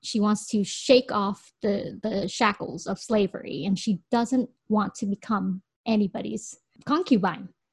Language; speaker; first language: English; early bilingual, other home language; Vietnamese